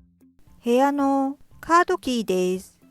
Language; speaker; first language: Japanese; non-native, fluent; Korean